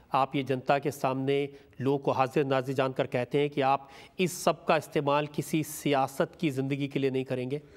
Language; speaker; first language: Hindi; native; Hindi